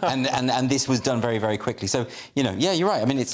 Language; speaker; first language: English; native; English